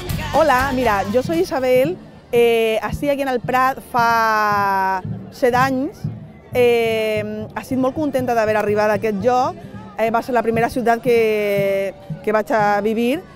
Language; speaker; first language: Catalan; non-native, fluent; Spanish